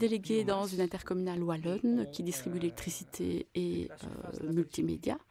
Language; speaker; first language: French; native; French